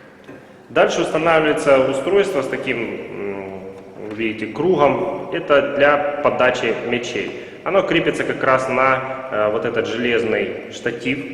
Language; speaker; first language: Russian; native; Russian